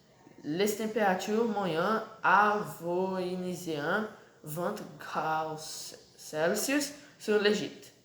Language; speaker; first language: French; non-native, learner; Portuguese